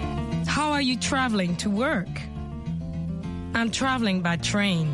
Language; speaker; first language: English; non-native, fluent; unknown